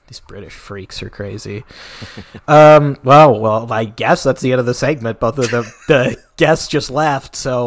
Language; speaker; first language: English; native; English